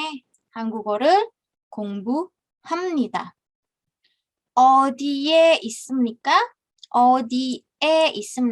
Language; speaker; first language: Korean; non-native, fluent; Indonesian